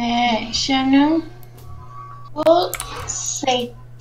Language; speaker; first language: Korean; non-native, learner; Spanish